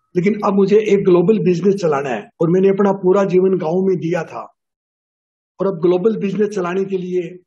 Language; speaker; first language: Hindi; native; Hindi